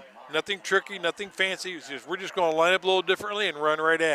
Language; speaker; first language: English; native; English